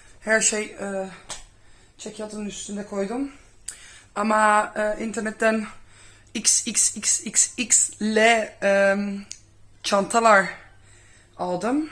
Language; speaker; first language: Turkish; non-native, fluent; Dutch